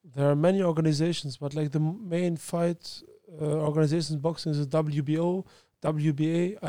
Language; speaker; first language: English; early bilingual, other home language; Albanian